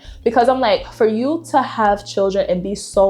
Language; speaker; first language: English; native; English